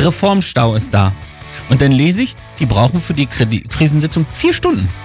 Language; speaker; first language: German; native; German